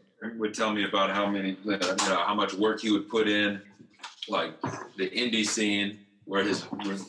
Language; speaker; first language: English; native; English